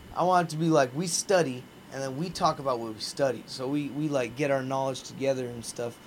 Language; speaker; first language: English; native; English